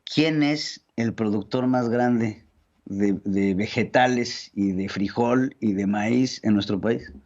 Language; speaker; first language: Spanish; native; Spanish